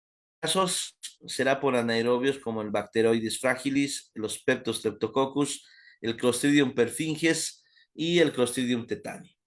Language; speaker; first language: Spanish; native; Spanish